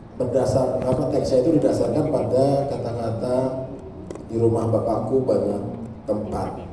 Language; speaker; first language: Indonesian; native; Indonesian